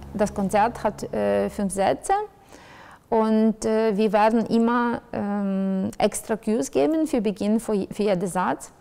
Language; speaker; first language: German; non-native, fluent; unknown